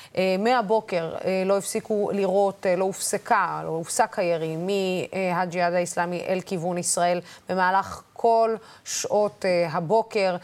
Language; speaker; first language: Hebrew; non-native, local second language; Arabic